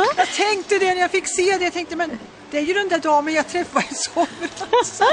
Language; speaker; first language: Swedish; non-native, fluent; English